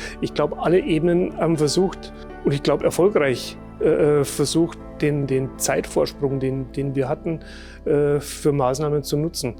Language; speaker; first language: German; native; German